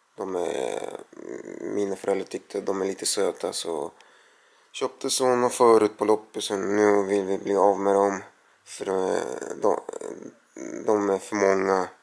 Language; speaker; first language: Swedish; non-native, fluent; Russian